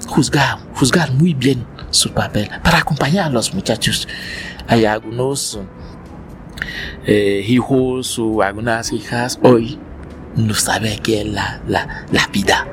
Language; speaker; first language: Spanish; non-native, learner; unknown